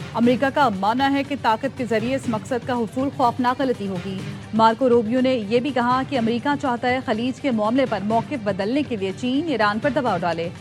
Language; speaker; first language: Urdu; native; Urdu